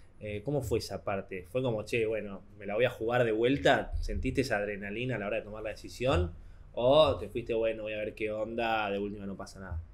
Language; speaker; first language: Spanish; native; Spanish